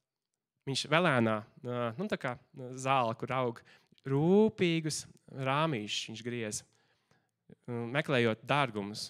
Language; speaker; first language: Latvian; native; Latvian